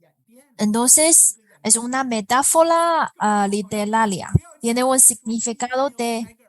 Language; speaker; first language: Spanish; non-native, fluent; Chinese